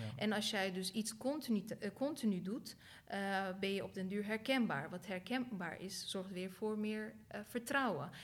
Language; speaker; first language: Dutch; early bilingual, other home language; Turkish